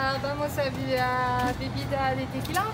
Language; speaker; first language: Spanish; non-native, learner; French